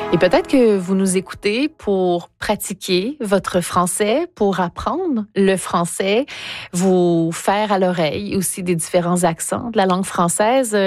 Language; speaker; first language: French; native; French